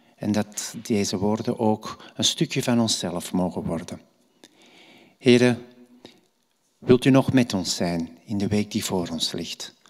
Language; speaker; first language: Dutch; native; Dutch